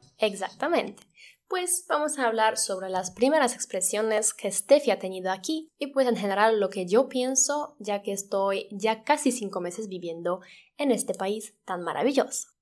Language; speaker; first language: Spanish; non-native, fluent; Polish